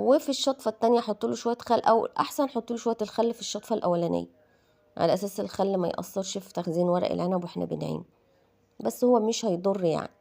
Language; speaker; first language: Arabic; native; Arabic